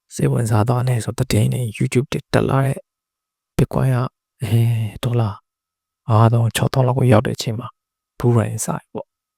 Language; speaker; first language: Burmese; native; Burmese